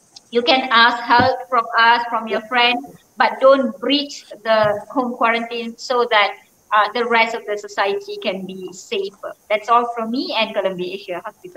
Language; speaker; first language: English; non-native, local second language; Malay